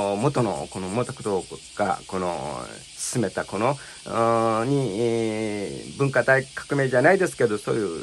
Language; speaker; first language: Japanese; non-native, fluent; Chinese